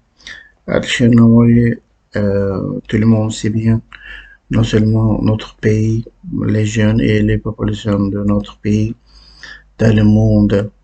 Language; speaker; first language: French; non-native, learner; Uzbek